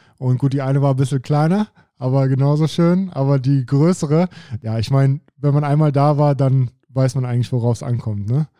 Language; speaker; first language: German; native; German